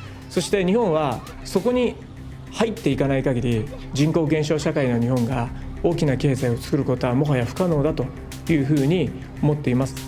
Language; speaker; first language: Japanese; native; Japanese